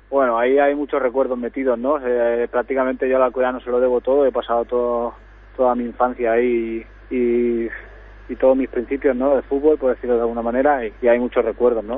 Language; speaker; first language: Spanish; native; Spanish